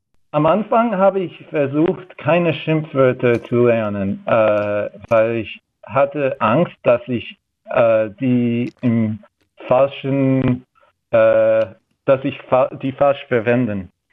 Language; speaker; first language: German; non-native, fluent; English